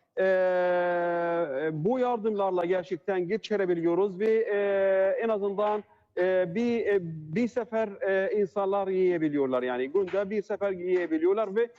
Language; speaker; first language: Turkish; non-native, learner; Arabic